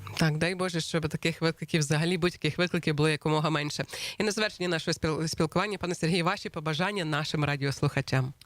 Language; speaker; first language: Ukrainian; native; Ukrainian